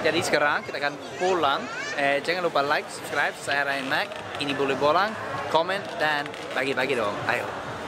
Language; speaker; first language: Indonesian; non-native, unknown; English